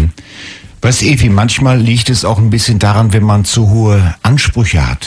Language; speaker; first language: German; native; German